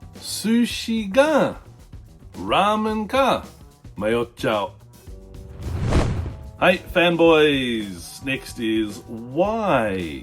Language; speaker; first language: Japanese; non-native, fluent; English